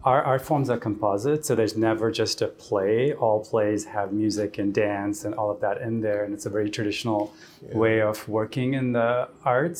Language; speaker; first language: English; non-native, local second language; Tamil